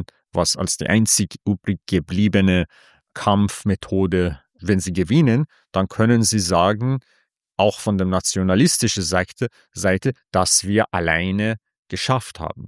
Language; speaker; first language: German; non-native, fluent; Persian